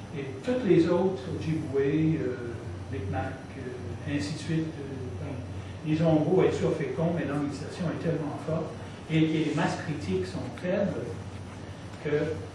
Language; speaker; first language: French; non-native, local second language; English